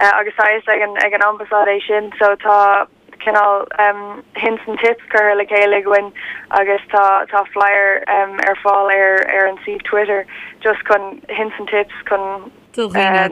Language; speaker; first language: Irish; non-native, learner; German